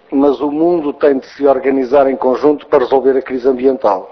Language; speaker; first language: Portuguese; native; Portuguese